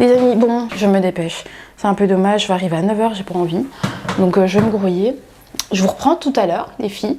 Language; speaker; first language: French; native; French